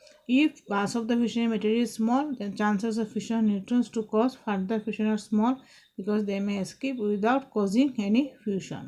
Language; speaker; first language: English; non-native, local second language; Bangla